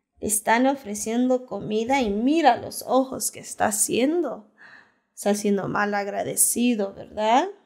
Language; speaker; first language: Spanish; early bilingual, heritage; Spanish